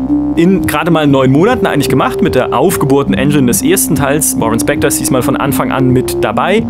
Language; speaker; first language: German; native; German